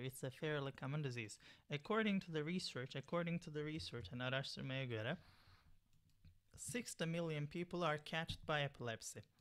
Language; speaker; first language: English; non-native, fluent; Turkish